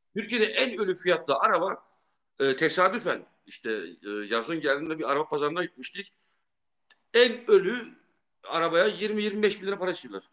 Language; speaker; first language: Turkish; early bilingual, heritage; Turkish